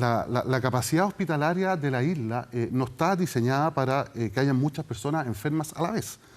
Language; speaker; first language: Spanish; native; Spanish